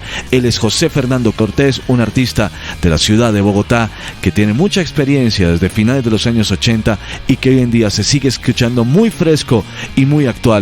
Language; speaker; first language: Spanish; native; Spanish